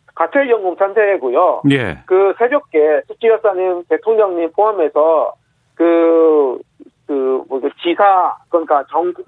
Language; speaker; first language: Korean; non-native, fluent; Burmese